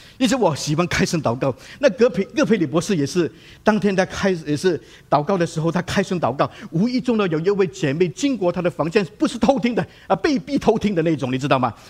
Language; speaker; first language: Chinese; non-native, local second language; Cantonese